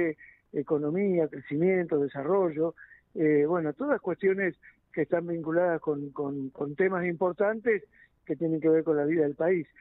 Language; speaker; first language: Spanish; native; Spanish